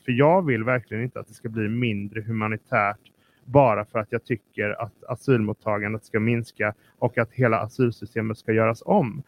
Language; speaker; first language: Swedish; native; Swedish